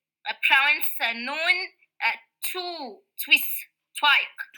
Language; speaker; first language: English; non-native, learner; Arabic